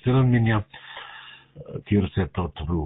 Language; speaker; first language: Russian; non-native, learner; German